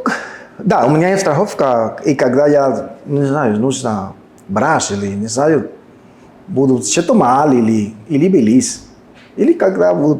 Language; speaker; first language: Russian; non-native, learner; Spanish